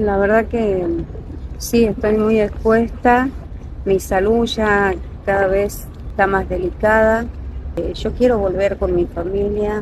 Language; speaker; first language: Spanish; native; Spanish